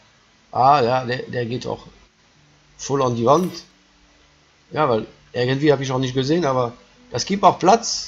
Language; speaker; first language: German; non-native, fluent; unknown